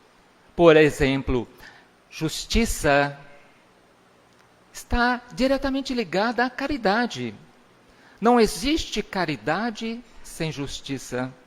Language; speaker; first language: Portuguese; native; Portuguese